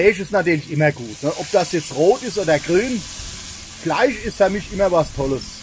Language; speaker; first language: German; native; German